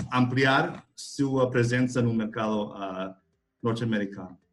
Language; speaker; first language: Portuguese; non-native, fluent; English